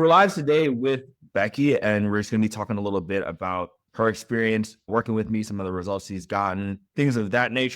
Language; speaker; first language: English; native; English